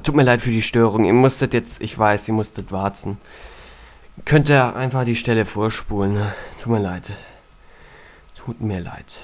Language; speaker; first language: German; native; German